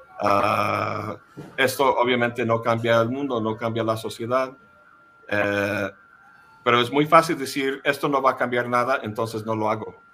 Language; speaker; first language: Spanish; non-native, fluent; English